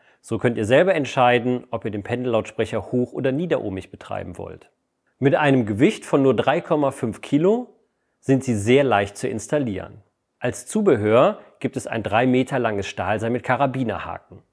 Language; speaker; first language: German; native; German